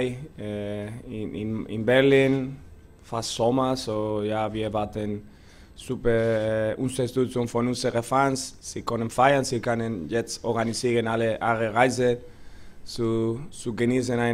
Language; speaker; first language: German; non-native, learner; Spanish